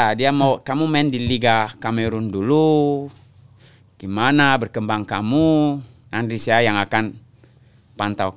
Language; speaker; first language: Indonesian; non-native, local second language; French